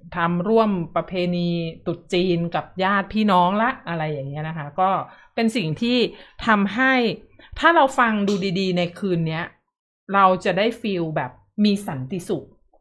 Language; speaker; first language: Thai; native; Thai